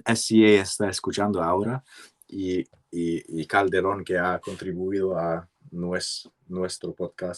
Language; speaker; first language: Spanish; non-native, learner; English